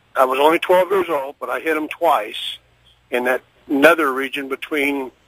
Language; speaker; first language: English; native; English